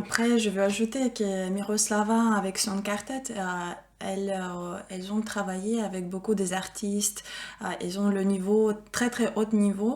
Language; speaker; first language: French; non-native, fluent; Ukrainian